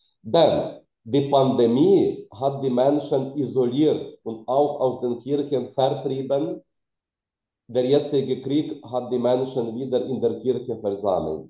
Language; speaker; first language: German; non-native, fluent; Ukrainian